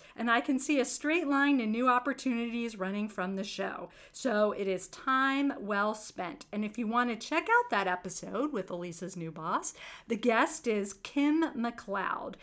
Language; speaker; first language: English; native; English